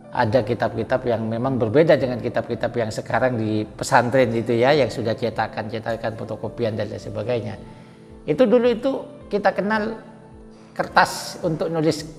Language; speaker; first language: Indonesian; non-native, local second language; Madurese